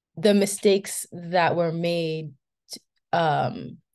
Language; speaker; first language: English; native; English